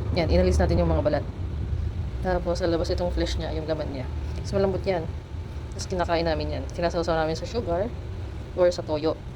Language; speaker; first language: Filipino; non-native, local second language; Bikol